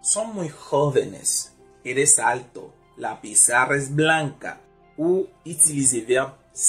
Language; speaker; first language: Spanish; non-native, fluent; Haitian Creole